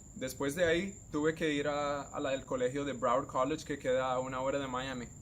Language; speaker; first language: Spanish; native; Spanish